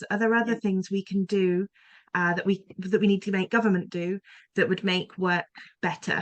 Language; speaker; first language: English; native; English